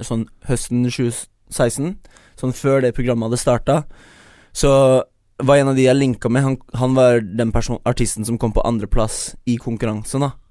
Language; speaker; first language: Norwegian; early bilingual, other home language; Chinese